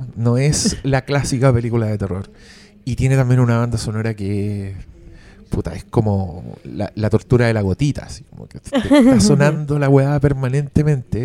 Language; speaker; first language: Spanish; native; Spanish